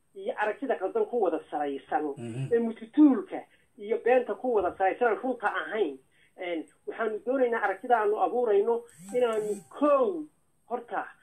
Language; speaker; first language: Somali; native; Somali